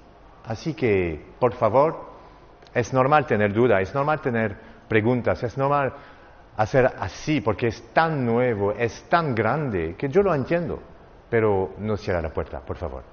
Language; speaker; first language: Spanish; non-native, learner; French